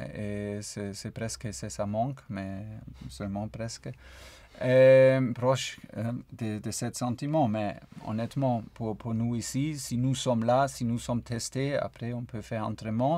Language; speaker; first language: French; non-native, fluent; German